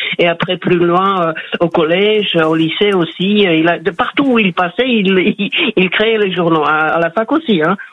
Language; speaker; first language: French; non-native, fluent; Slovak